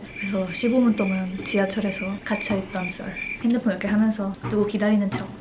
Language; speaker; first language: Korean; native; Korean